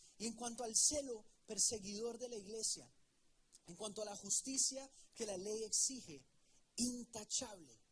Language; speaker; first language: Spanish; native; Spanish